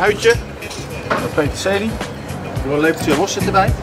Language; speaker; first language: Dutch; native; Dutch